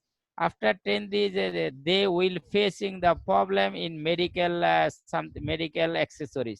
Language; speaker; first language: English; non-native, learner; Bangla